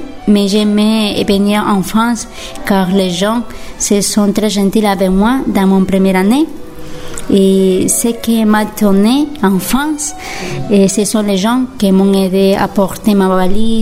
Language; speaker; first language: French; non-native, learner; Spanish